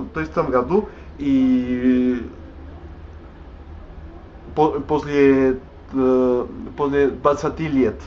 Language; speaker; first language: Russian; non-native, learner; Spanish